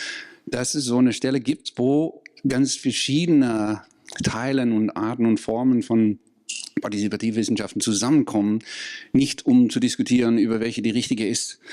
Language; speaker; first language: German; non-native, fluent; Dutch